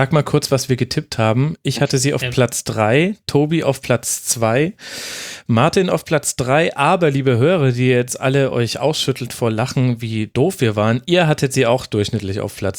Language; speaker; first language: German; native; German